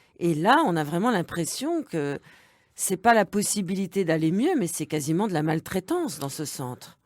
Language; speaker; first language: French; native; French